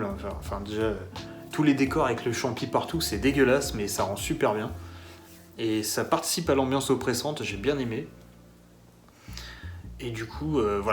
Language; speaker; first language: French; native; French